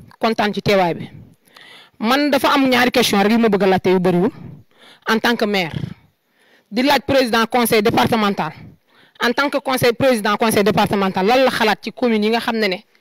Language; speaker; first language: Wolof; non-native, local second language; Jola-Fonyi